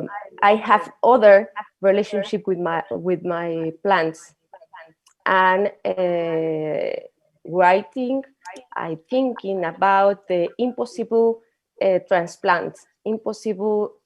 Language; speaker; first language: English; non-native, learner; Spanish